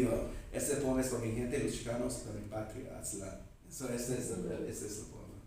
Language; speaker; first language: Spanish; non-native, learner; English